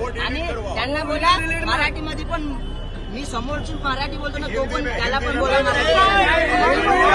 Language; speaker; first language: Marathi; native; Marathi